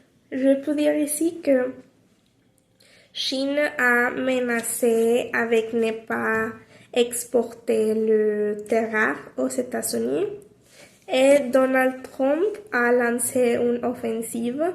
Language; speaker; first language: French; non-native, learner; Spanish